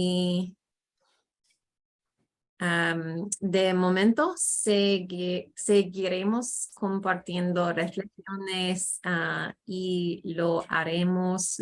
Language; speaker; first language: Spanish; non-native, fluent; English